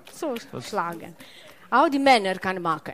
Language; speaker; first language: German; non-native, learner; Italian